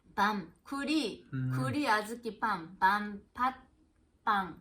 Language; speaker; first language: Korean; non-native, fluent; Japanese